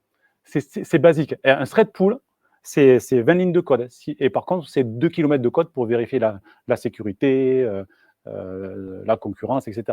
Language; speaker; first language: French; native; French